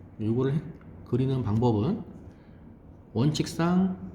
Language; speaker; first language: Korean; native; Korean